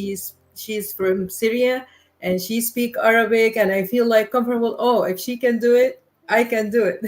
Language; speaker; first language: English; non-native, learner; Arabic